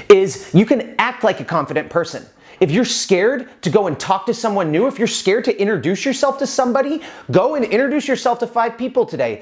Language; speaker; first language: English; native; English